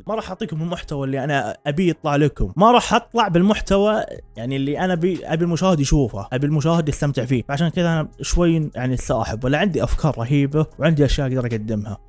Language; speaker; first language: Arabic; native; Arabic